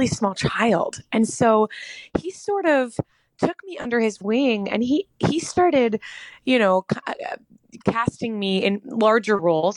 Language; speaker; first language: English; native; English